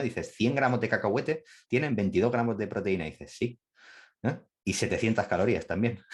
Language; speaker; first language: Spanish; native; Spanish